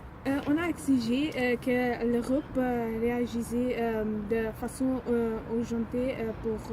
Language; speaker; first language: French; non-native, learner; Dutch